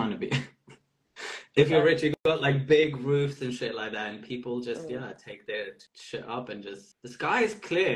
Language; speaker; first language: English; non-native, local second language; Urdu